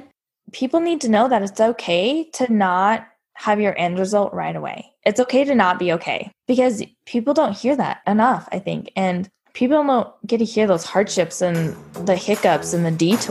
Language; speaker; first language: English; native; English